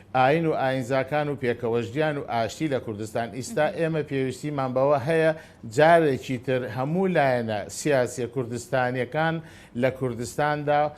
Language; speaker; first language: Central Kurdish; non-native, local second language; Azerbaijani